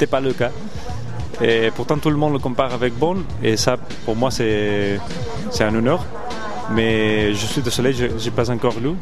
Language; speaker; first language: French; non-native, fluent; Spanish